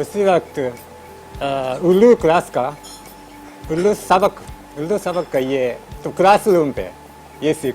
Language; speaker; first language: Hindi; non-native, learner; Japanese